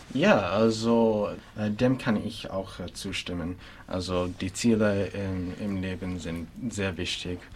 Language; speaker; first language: German; non-native, fluent; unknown